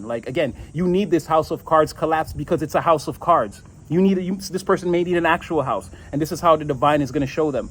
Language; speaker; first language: English; native; English